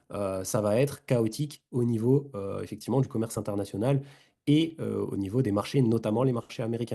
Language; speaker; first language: French; native; French